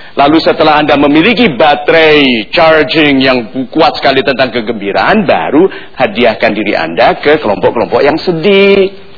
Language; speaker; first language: Indonesian; native; Indonesian